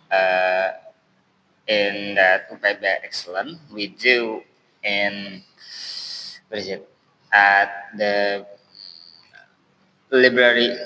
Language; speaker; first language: English; non-native, learner; Indonesian